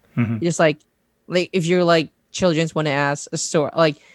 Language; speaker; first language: English; non-native, local second language; Cebuano